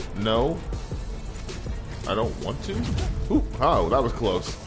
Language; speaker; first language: English; native; English